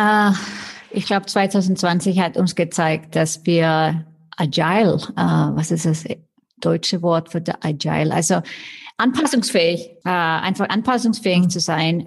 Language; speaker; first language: German; non-native, fluent; Icelandic